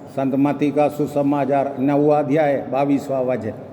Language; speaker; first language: Hindi; non-native, local second language; Malayalam